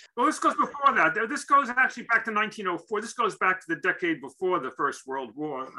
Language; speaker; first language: English; native; English